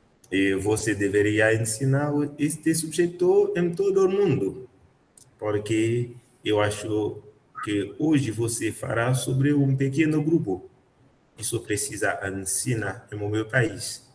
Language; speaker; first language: Portuguese; non-native, learner; Haitian Creole